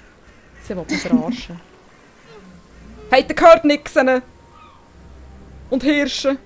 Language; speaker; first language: German; native; German